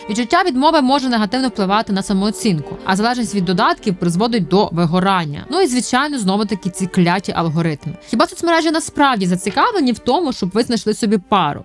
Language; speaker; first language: Ukrainian; native; Ukrainian